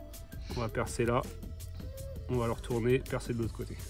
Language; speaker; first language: French; native; French